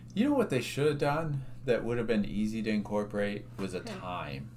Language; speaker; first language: English; native; English